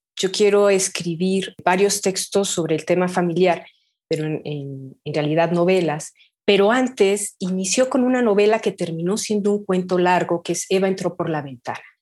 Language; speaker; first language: Spanish; native; Spanish